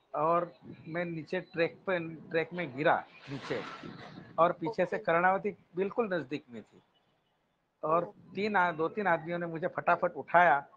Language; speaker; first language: Hindi; non-native, local second language; Gujarati